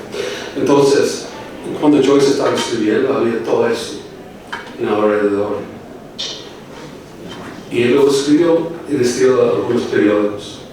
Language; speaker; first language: Spanish; non-native, fluent; English